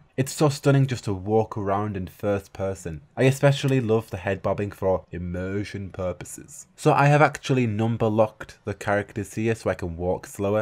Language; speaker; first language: English; native; English